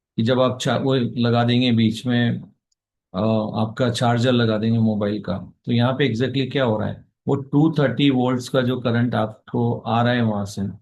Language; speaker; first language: Hindi; native; Hindi